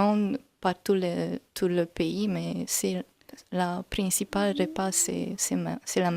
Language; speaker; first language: French; non-native, learner; Hungarian